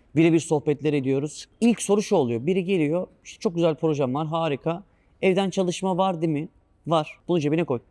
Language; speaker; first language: Turkish; native; Turkish